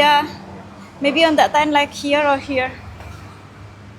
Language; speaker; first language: English; non-native, learner; Indonesian